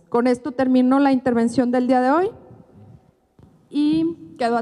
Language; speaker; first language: Spanish; native; Spanish